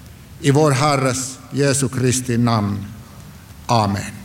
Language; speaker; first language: Swedish; non-native, local second language; Finnish